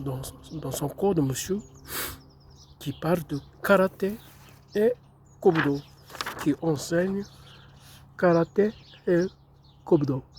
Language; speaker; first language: French; non-native, fluent; Japanese